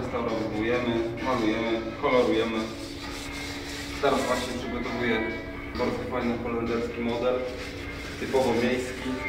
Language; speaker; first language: Polish; native; Polish